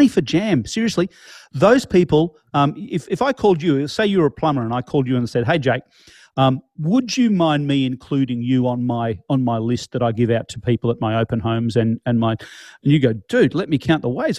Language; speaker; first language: English; native; English